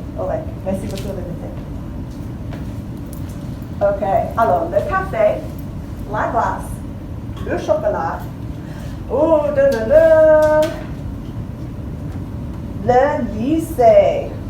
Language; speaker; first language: French; non-native, fluent; English